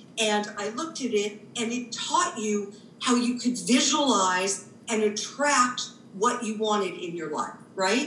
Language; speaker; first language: English; native; English